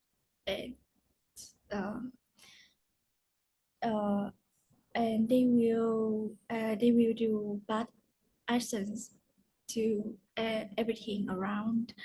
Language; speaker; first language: English; non-native, learner; Vietnamese